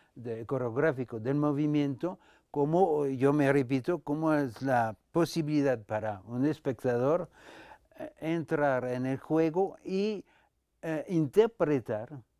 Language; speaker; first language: Spanish; non-native, fluent; French